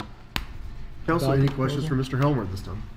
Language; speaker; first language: English; native; English